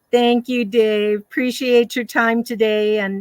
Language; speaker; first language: English; native; English